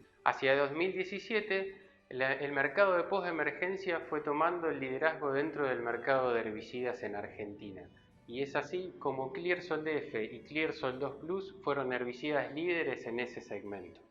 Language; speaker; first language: Spanish; native; Spanish